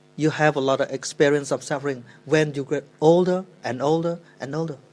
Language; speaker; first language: English; non-native, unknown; Khmer